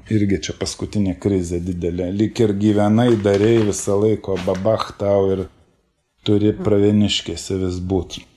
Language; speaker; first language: Lithuanian; native; Lithuanian